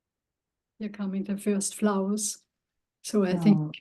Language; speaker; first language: English; non-native, learner; German